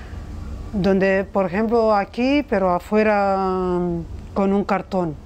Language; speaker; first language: Spanish; non-native, learner; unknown